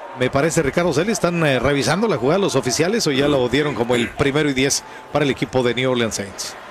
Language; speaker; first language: Spanish; native; Spanish